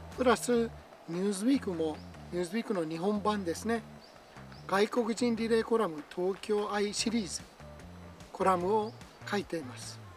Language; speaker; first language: Japanese; non-native, fluent; Persian